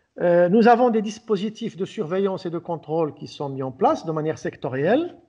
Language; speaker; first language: French; non-native, local second language; Arabic